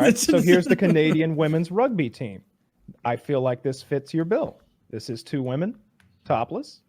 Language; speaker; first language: English; native; English